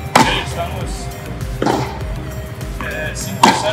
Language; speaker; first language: Spanish; early bilingual, other home language; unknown